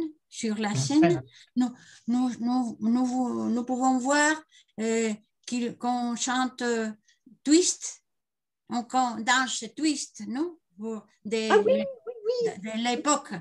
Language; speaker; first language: French; non-native, learner; Spanish